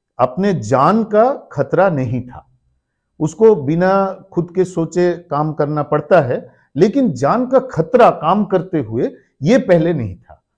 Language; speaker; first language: Hindi; non-native, local second language; Bangla